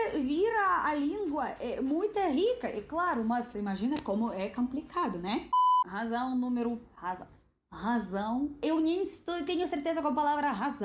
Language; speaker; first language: Portuguese; non-native, fluent; Russian